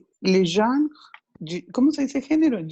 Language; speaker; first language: French; non-native, learner; Spanish